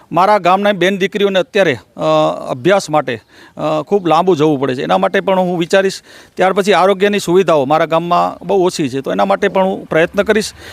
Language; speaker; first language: Gujarati; native; Gujarati